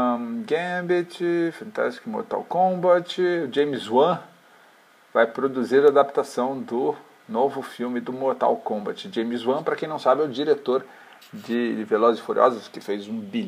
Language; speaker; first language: Portuguese; native; Portuguese